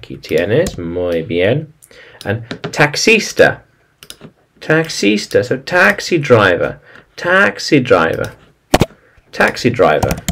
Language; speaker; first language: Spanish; non-native, learner; English